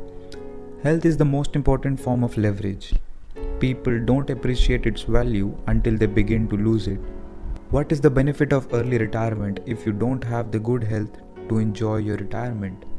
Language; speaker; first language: English; non-native, local second language; Hindi